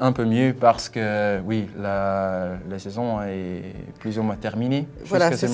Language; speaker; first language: French; non-native, fluent; Swiss German